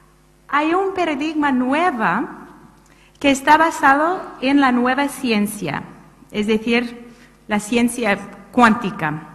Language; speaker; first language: Spanish; non-native, fluent; English